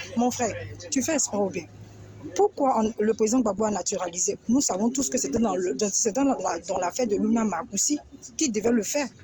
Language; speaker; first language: French; native; French